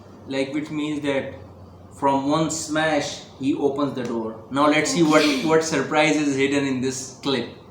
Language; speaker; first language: English; non-native, local second language; Urdu